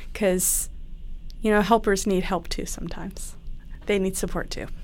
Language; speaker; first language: English; native; English